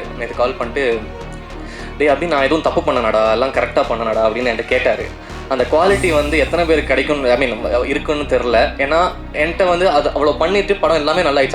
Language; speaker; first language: Tamil; native; Tamil